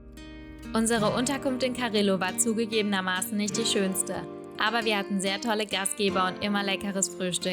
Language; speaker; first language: German; native; German